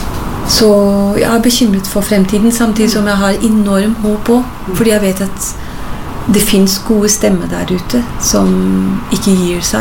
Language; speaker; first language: Norwegian; non-native, fluent; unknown